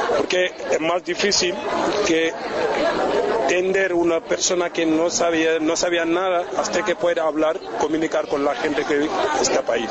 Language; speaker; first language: Spanish; non-native, learner; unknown